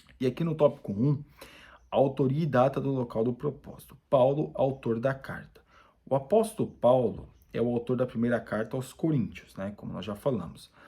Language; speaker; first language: Portuguese; native; Portuguese